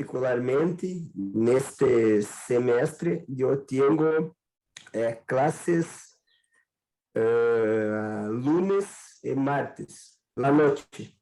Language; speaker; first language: Spanish; non-native, learner; Portuguese